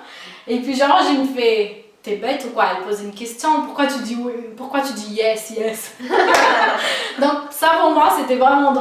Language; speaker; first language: French; non-native, fluent; Portuguese